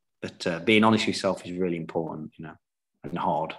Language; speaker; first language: English; native; English